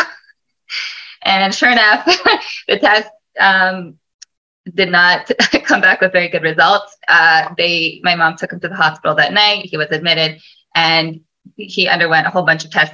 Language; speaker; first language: English; native; English